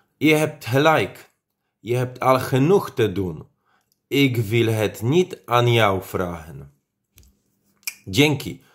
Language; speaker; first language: Dutch; non-native, fluent; Polish